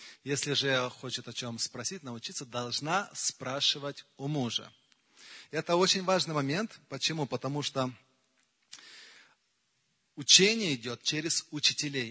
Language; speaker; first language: Russian; native; Russian